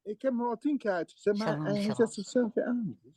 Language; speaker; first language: Dutch; native; Dutch